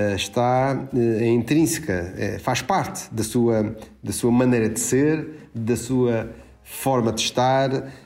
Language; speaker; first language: Portuguese; native; Portuguese